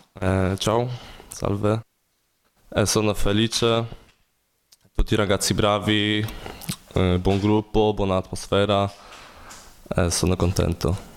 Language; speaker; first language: Italian; non-native, learner; Polish